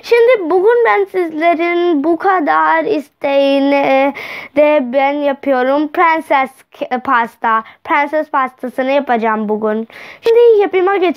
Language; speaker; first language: Turkish; non-native, learner; Urdu